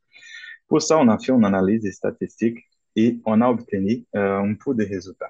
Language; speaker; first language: French; non-native, fluent; Portuguese